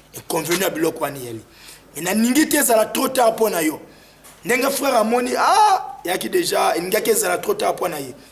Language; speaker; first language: Lingala; native; Lingala